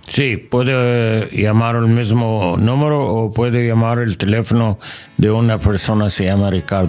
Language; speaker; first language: Spanish; non-native, learner; English